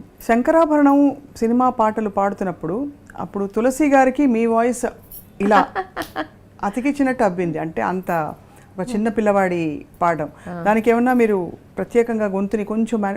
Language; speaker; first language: Telugu; native; Telugu